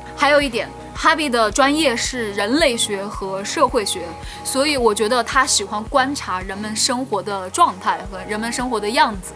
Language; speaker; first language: Chinese; native; Chinese